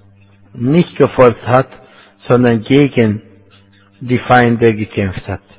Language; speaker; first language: German; non-native, fluent; Arabic